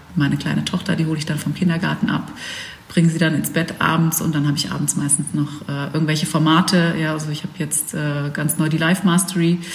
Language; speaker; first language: German; early bilingual, other home language; Dutch